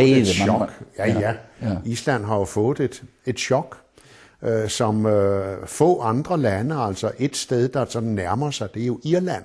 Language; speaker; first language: Danish; native; Danish